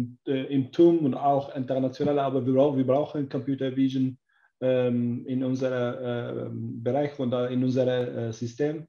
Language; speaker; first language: German; non-native, learner; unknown